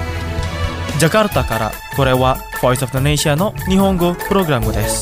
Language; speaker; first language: Japanese; non-native, fluent; Indonesian